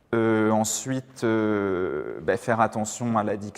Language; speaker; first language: French; native; French